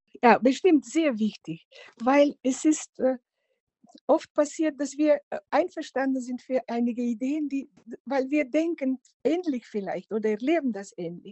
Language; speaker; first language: German; non-native, fluent; Macedonian